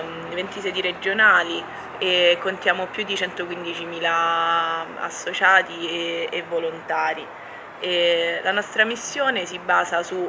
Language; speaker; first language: Italian; native; Italian